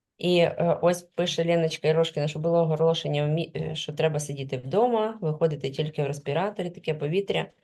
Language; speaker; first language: Ukrainian; non-native, local second language; Russian